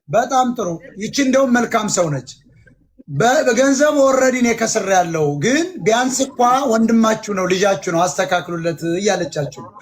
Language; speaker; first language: Amharic; native; Amharic